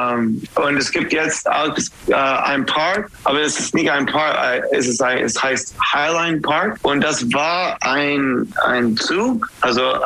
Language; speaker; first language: German; non-native, learner; English